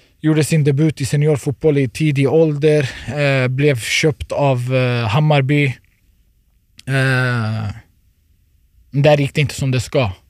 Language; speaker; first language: Swedish; early bilingual, other home language; Turoyo